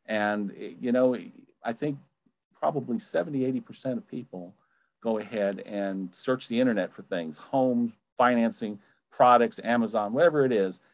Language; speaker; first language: English; native; English